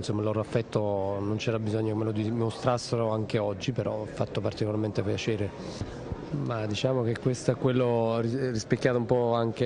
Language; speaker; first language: Italian; native; Italian